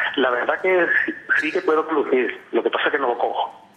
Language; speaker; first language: Spanish; native; Spanish